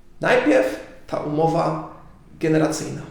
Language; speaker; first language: Polish; early bilingual, heritage; Polish